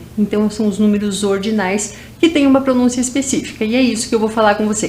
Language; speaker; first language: Portuguese; native; Portuguese